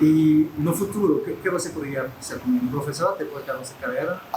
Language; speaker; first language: Portuguese; non-native, learner; French